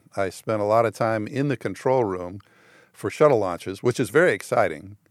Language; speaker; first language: English; native; English